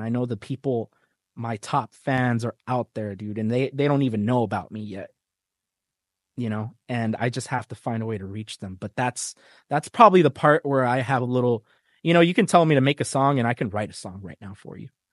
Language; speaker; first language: English; early bilingual, other home language; Spanish